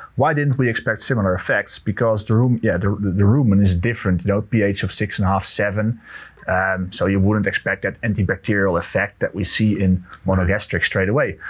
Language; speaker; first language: English; non-native, fluent; Dutch